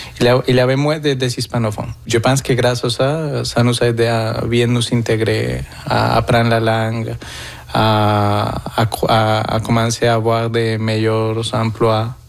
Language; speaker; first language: French; non-native, fluent; Spanish